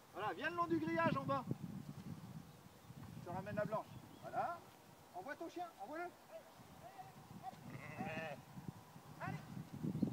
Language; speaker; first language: French; native; French